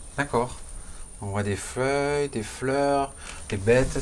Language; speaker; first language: French; native; French